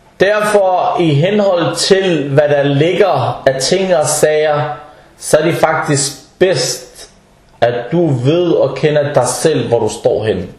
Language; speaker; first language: Danish; non-native, fluent; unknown